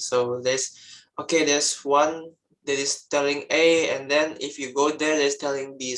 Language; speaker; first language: English; non-native, learner; Indonesian